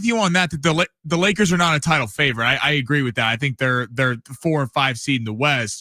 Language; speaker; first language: English; native; English